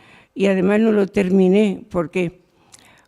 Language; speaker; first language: Spanish; native; Spanish